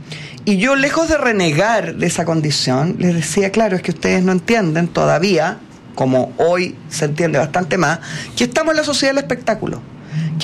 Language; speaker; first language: Spanish; native; Spanish